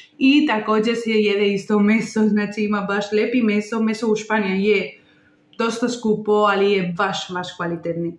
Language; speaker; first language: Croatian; non-native, learner; Spanish